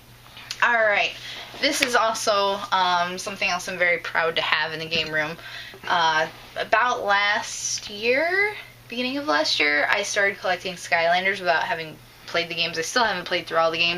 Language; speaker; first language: English; native; English